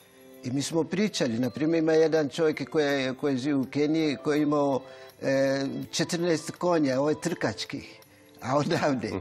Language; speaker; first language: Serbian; non-native, fluent; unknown